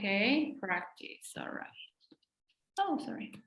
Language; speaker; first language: English; non-native, fluent; Spanish